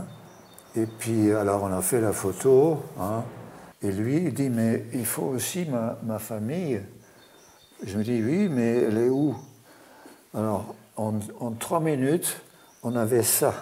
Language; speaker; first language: French; non-native, fluent; German